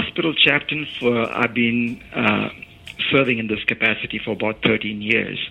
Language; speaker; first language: English; non-native, local second language; Malayalam